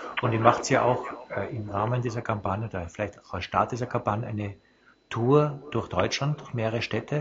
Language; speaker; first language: German; native; German